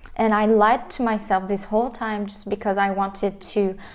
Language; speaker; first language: English; non-native, fluent; French